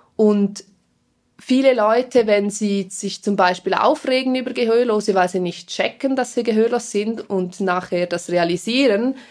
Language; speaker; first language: German; non-native, fluent; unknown